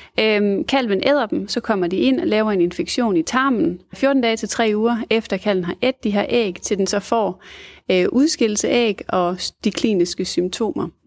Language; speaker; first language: Danish; native; Danish